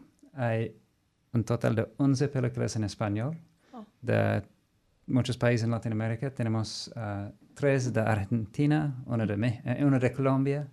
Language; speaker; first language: Spanish; non-native, fluent; English